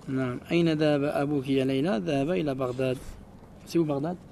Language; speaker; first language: Arabic; non-native, fluent; French